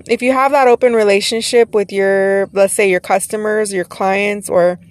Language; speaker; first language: English; native; English